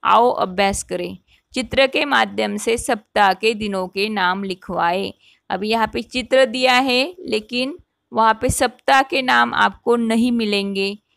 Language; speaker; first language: Hindi; non-native, local second language; Marathi